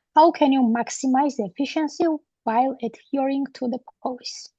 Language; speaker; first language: English; non-native, fluent; Georgian